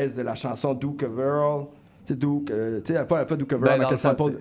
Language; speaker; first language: French; native; French